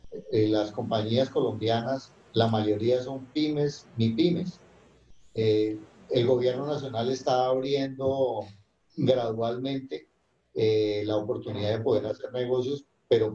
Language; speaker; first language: Spanish; native; Spanish